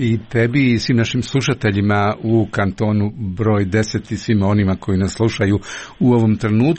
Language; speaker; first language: Croatian; native; Croatian